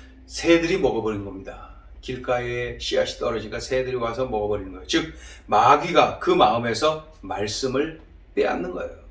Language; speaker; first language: Korean; native; Korean